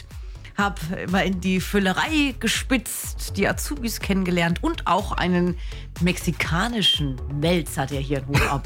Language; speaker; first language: German; native; German